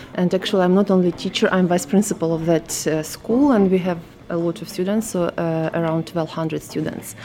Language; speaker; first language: English; non-native, fluent; Russian